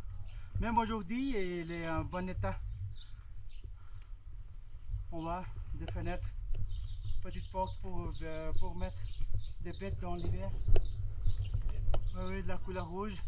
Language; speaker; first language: French; non-native, fluent; Nepali